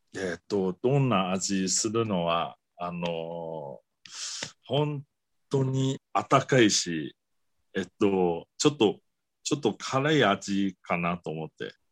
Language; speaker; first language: Japanese; non-native, learner; Chinese